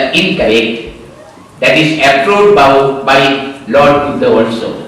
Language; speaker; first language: English; non-native, local second language; Sinhala